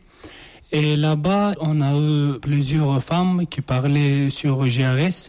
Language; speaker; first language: French; non-native, learner; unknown